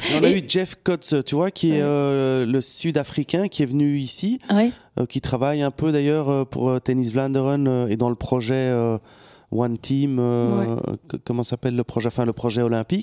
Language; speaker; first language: French; native; French